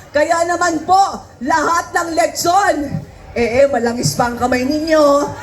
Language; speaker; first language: Filipino; native; Filipino